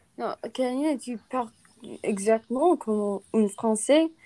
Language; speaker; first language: French; non-native, learner; English